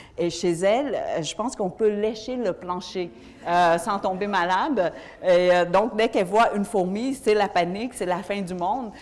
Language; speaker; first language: French; early bilingual, other home language; Vietnamese